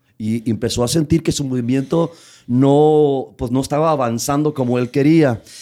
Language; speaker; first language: Spanish; native; Spanish